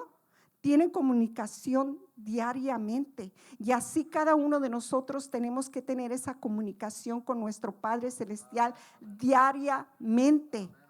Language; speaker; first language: Spanish; native; Spanish